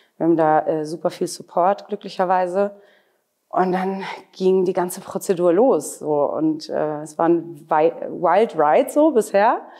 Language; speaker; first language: German; native; German